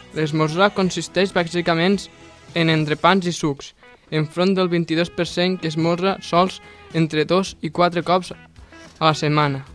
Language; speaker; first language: Catalan; native; Catalan